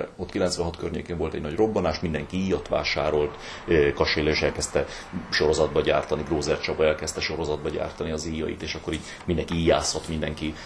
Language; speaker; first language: Hungarian; native; Hungarian